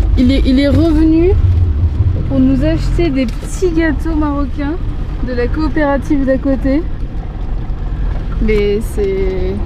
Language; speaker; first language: French; native; French